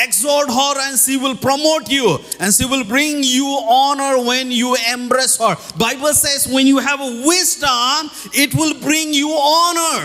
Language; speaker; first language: English; non-native, local second language; Nepali